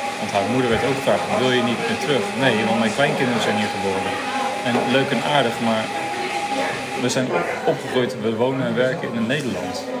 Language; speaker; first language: Dutch; native; Dutch